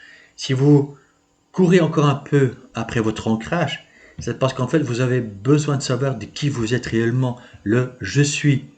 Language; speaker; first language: French; native; French